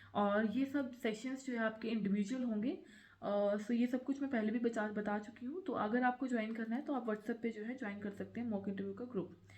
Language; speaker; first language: Hindi; native; Hindi